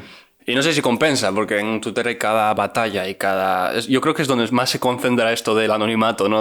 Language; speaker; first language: Spanish; native; Spanish